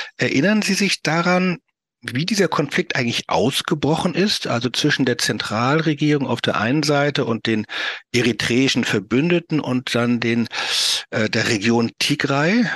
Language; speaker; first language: German; native; German